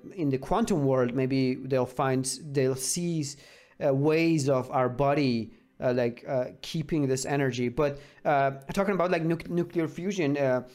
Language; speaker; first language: English; non-native, fluent; Persian